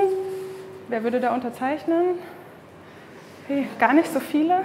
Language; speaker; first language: German; native; German